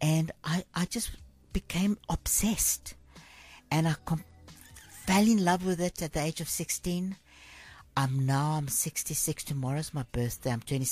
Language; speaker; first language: English; native; English